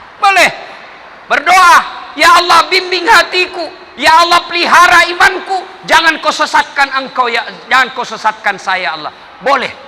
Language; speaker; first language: Indonesian; non-native, local second language; Buginese